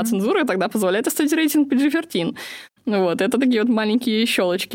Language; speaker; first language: Russian; native; Russian